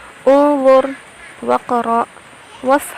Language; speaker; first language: Arabic; non-native, learner; Indonesian